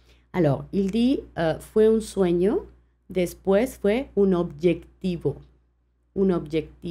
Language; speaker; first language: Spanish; non-native, fluent; French